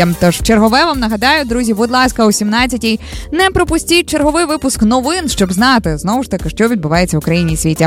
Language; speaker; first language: Ukrainian; native; Ukrainian